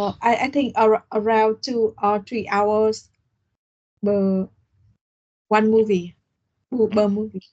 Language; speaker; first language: English; non-native, learner; Vietnamese